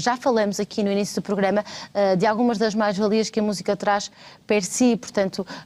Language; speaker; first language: Portuguese; native; Portuguese